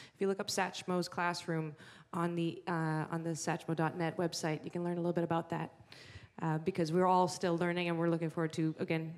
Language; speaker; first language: English; native; English